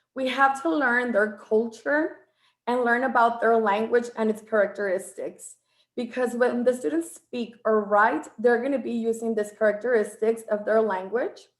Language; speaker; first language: English; non-native, fluent; Spanish